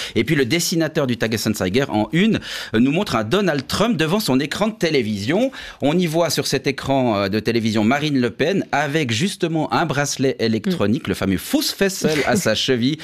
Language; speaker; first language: French; native; French